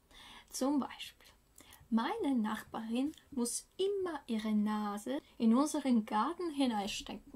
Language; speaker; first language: German; non-native, fluent; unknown